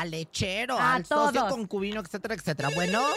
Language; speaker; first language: Spanish; native; Spanish